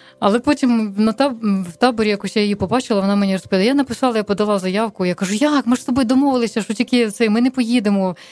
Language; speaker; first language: Ukrainian; non-native, local second language; Russian